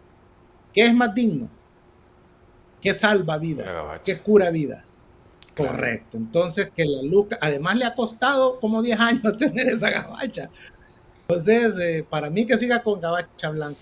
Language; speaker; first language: Spanish; native; Spanish